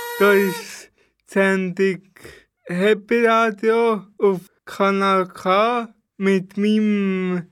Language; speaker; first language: German; non-native, learner; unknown